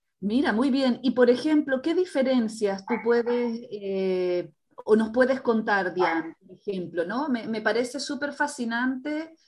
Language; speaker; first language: Spanish; native; Spanish